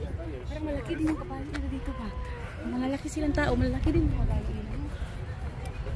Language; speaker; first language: Filipino; non-native, local second language; Cebuano